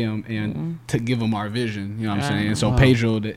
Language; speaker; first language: English; native; English